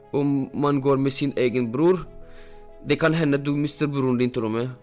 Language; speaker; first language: Norwegian; non-native, fluent; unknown